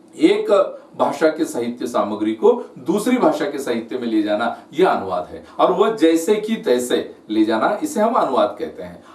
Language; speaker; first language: Hindi; non-native, local second language; Marathi